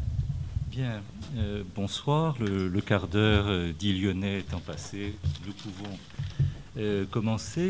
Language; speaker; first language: French; native; French